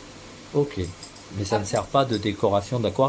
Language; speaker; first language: French; native; French